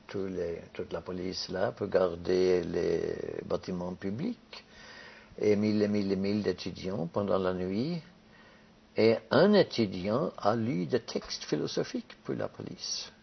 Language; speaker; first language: French; non-native, fluent; Norwegian